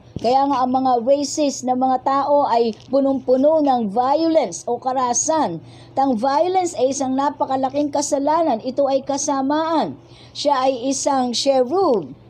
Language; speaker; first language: Filipino; native; Filipino